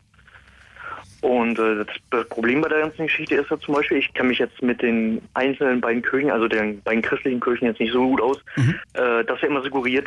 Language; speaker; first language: German; native; German